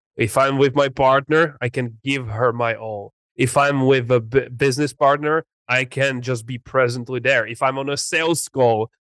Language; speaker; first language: English; non-native, fluent; Czech